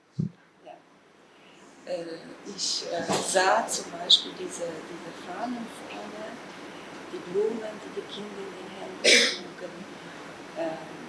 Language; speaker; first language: German; non-native, fluent; Polish